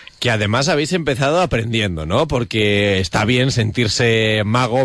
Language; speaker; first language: Spanish; native; Spanish